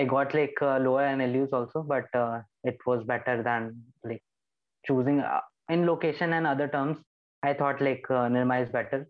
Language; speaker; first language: English; non-native, local second language; Hindi